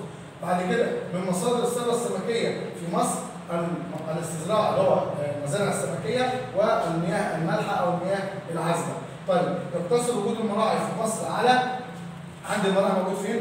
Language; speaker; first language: Arabic; native; Arabic